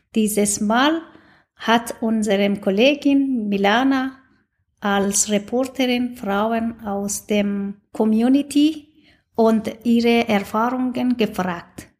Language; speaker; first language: German; non-native, learner; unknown